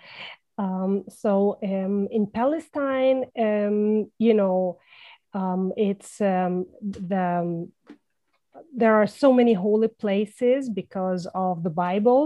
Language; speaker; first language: English; non-native, fluent; Arabic